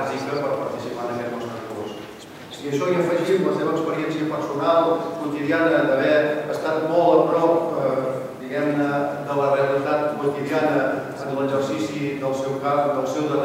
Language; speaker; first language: Catalan; native; Catalan